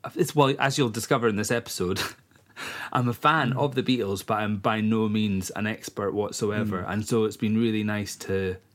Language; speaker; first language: English; native; English